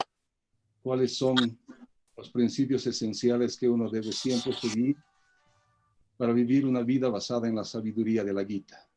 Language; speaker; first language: Spanish; native; Spanish